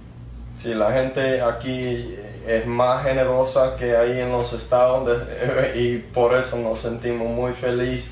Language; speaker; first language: Spanish; early bilingual, heritage; English